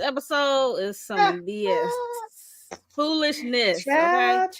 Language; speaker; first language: English; native; English